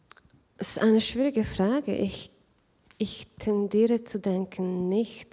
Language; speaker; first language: German; non-native, fluent; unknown